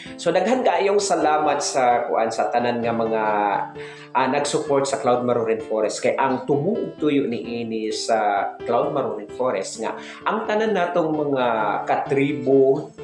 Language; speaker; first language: Cebuano; non-native, local second language; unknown